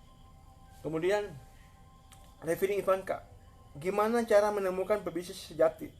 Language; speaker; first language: Indonesian; native; Indonesian